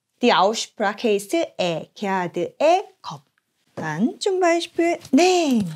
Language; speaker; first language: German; non-native, fluent; Korean